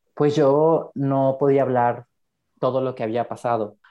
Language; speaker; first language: Spanish; native; Spanish